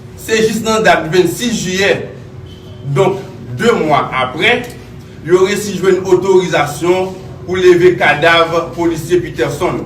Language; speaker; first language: Haitian Creole; native; Haitian Creole